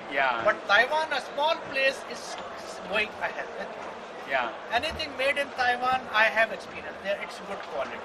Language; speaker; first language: English; non-native, fluent; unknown